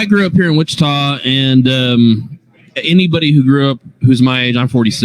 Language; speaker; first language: English; native; English